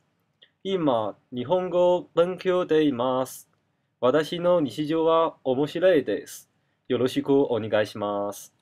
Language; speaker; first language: Japanese; non-native, learner; Cantonese